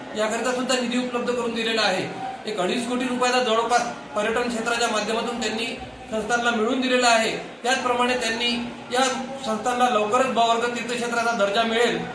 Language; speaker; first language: Marathi; native; Marathi